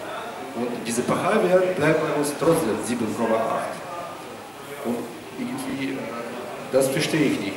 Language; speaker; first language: German; non-native, learner; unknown